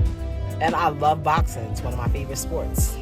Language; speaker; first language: English; native; English